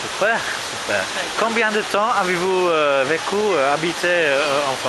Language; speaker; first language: French; non-native, fluent; English